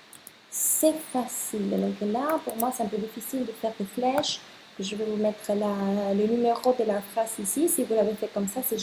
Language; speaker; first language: French; non-native, fluent; Spanish